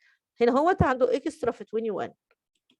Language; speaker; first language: Arabic; native; Arabic